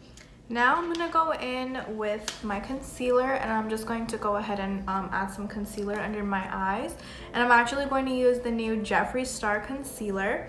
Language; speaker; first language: English; native; English